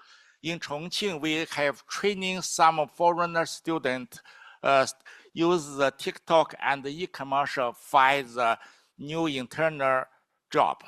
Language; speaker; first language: English; non-native, learner; Chinese